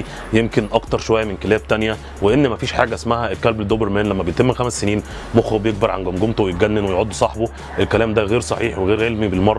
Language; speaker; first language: Arabic; native; Arabic